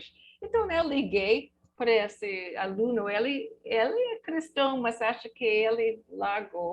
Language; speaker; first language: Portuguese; non-native, learner; English